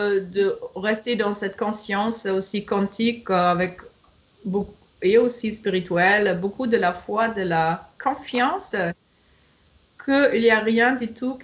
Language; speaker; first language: French; non-native, fluent; German